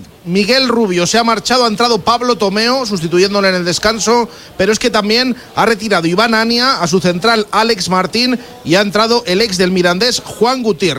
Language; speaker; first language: Spanish; native; Spanish